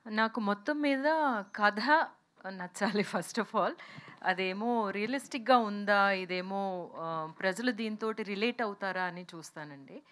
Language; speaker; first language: Telugu; native; Telugu